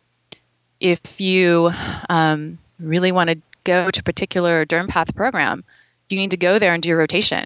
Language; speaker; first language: English; native; English